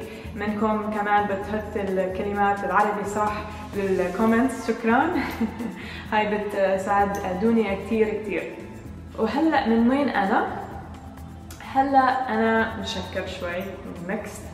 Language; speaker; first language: Arabic; non-native, learner; English